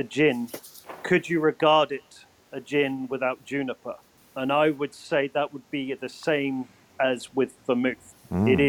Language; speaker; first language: English; native; English